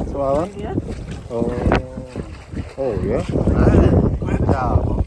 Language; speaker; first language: English; non-native, learner; Khmer